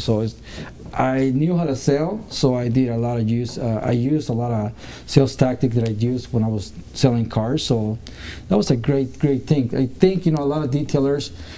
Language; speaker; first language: English; early bilingual, other home language; Spanish